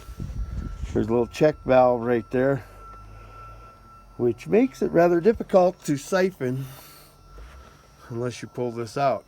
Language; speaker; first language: English; native; English